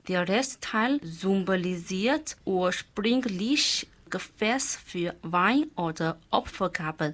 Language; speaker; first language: German; non-native, learner; Chinese